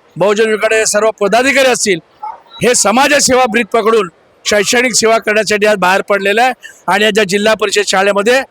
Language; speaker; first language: Marathi; native; Marathi